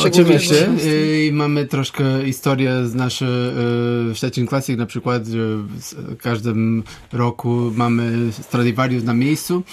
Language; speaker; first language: Polish; non-native, learner; Portuguese